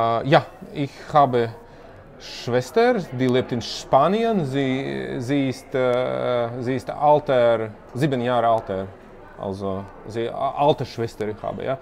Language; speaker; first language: German; non-native, learner; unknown